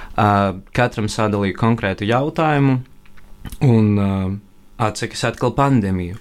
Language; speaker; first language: Latvian; non-native, local second language; Russian